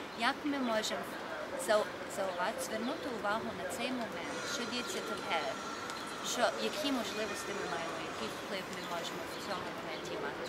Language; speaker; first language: Ukrainian; early bilingual, heritage; Ukrainian